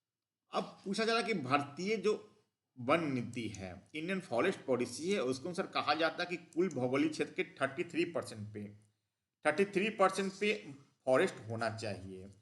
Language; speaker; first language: Hindi; native; Hindi